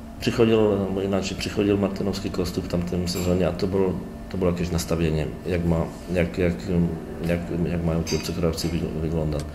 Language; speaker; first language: Polish; non-native, learner; Slovak